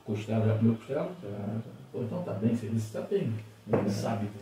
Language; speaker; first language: Portuguese; native; Portuguese